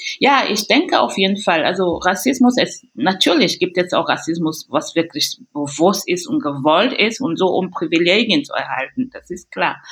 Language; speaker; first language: German; non-native, fluent; French